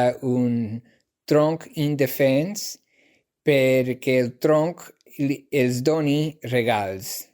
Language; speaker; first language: Catalan; non-native, learner; English